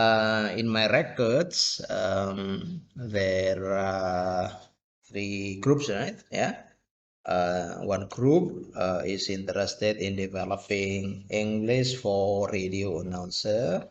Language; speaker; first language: English; non-native, fluent; Indonesian